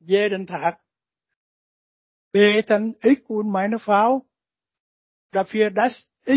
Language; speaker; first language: German; non-native, learner; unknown